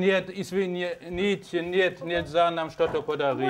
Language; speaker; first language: Russian; non-native, learner; German